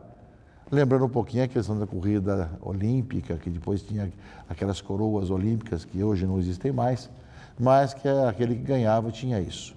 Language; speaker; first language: Portuguese; native; Portuguese